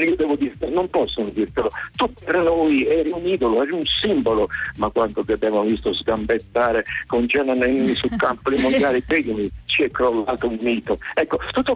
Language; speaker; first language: Italian; native; Italian